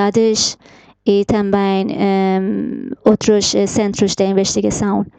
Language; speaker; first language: Portuguese; non-native, fluent; Persian